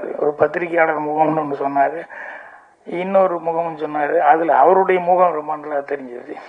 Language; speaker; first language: Tamil; native; Tamil